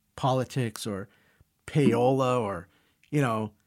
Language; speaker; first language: English; early bilingual, other home language; Russian